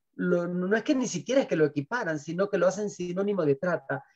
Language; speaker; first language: Spanish; native; Spanish